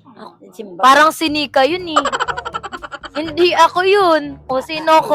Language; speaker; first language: Filipino; native; Filipino